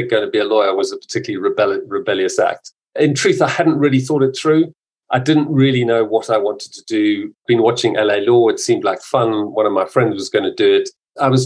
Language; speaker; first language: English; native; English